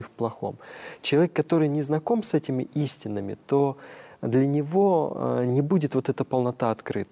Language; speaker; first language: Russian; native; Russian